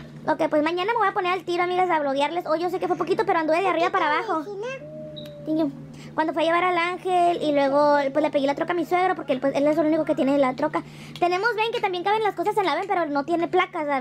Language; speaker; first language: Spanish; native; Spanish